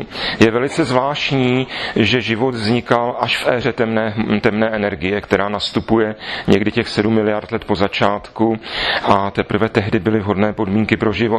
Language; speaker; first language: Czech; native; Czech